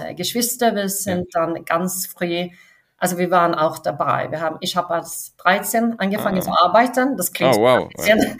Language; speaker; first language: German; non-native, fluent; Swedish